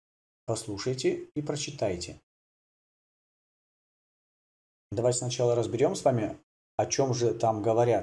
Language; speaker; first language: Russian; native; Russian